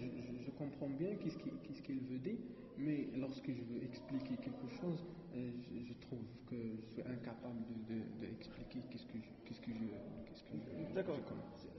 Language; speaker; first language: French; non-native, learner; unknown